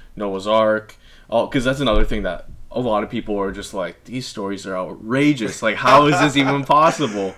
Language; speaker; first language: English; native; English